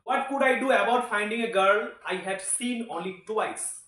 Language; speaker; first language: English; non-native, local second language; Bangla